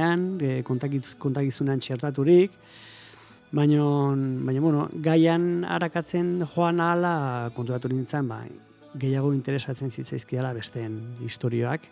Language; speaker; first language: Basque; native; Basque